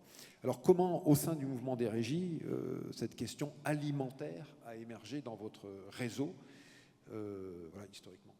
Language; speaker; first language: French; native; French